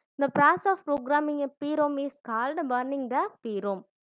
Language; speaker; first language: English; non-native, local second language; Tamil